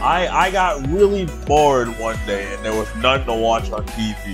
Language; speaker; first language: English; native; English